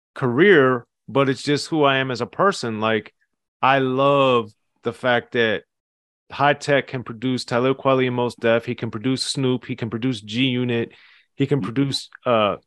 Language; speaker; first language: English; native; English